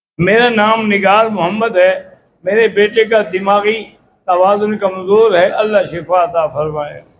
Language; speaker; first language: Urdu; native; Urdu